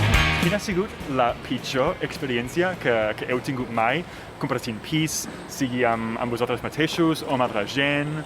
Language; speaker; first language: Catalan; native; Catalan